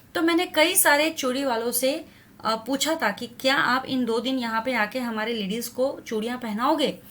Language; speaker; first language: Hindi; non-native, local second language; Marathi